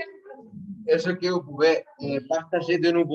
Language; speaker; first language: French; non-native, learner; Spanish